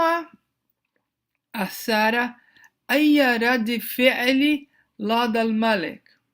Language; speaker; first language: Arabic; non-native, fluent; Portuguese